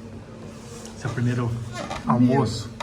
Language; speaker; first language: Portuguese; native; Portuguese